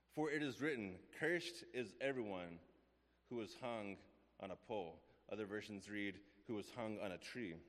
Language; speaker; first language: English; native; English